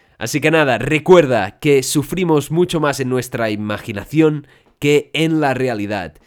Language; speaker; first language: Spanish; non-native, local second language; Catalan